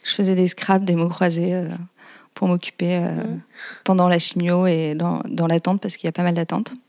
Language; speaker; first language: French; native; French